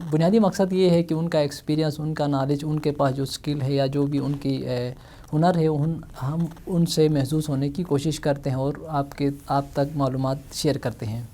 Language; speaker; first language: Urdu; non-native, local second language; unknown